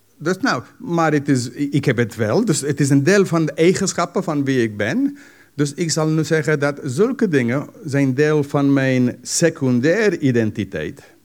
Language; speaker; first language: Dutch; non-native, fluent; English